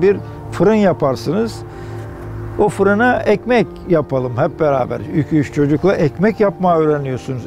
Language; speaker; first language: Turkish; native; Turkish